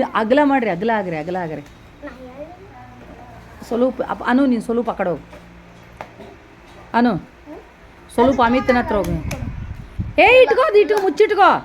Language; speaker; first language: Kannada; native; Kannada